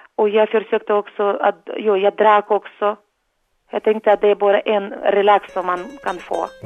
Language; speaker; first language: Swedish; non-native, fluent; Russian